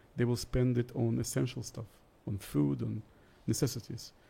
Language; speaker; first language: English; early bilingual, other home language; Russian